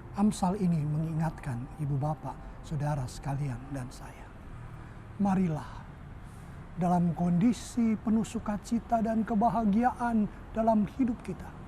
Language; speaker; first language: Indonesian; native; Indonesian